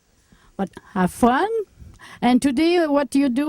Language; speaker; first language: English; non-native, local second language; French